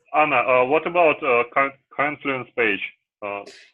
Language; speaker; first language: English; non-native, learner; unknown